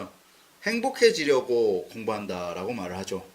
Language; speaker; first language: Korean; native; Korean